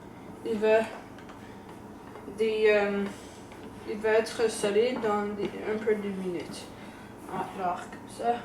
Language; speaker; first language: French; non-native, learner; English